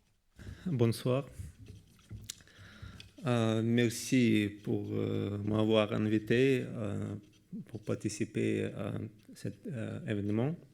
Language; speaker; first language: French; non-native, learner; Russian